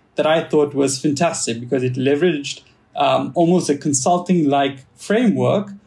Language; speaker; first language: English; native; English